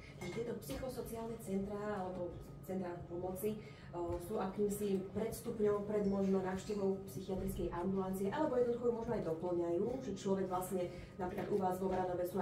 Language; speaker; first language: Slovak; native; Slovak